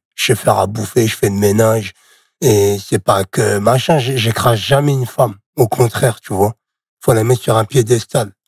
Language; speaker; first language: French; native; French